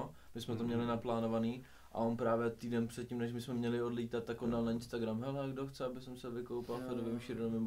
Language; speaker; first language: Czech; native; Czech